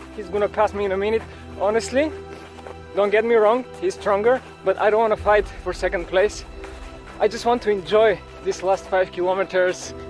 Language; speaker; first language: English; non-native, fluent; Bulgarian